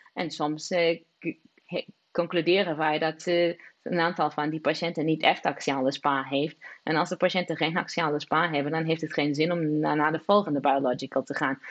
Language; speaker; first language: Dutch; non-native, fluent; Portuguese